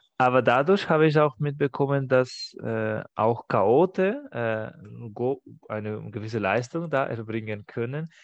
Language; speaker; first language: German; non-native, fluent; Spanish